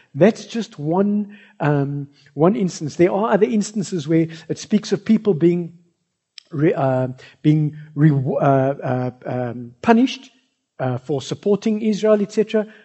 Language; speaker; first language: English; non-native, local second language; Afrikaans